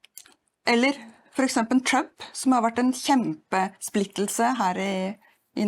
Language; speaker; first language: Norwegian; native; Norwegian